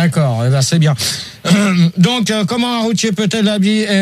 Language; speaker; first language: French; native; French